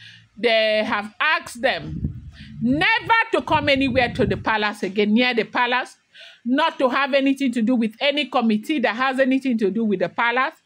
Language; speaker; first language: English; non-native, local second language; Yoruba